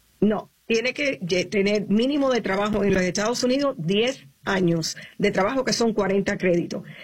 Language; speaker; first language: Spanish; early bilingual, heritage; Spanish